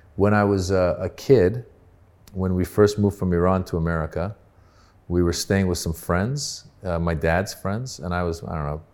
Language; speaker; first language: English; early bilingual, other home language; Persian